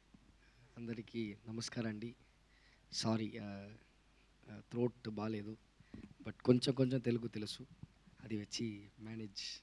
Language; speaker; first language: Telugu; non-native, learner; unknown